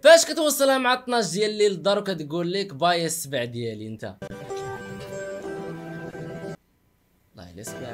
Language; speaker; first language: Arabic; native; Arabic